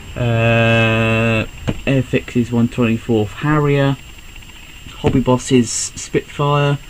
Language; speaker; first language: English; native; English